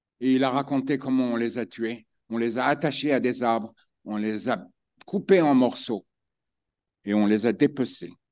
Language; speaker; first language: French; native; French